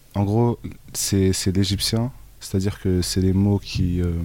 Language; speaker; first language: French; early bilingual, other home language; Arabic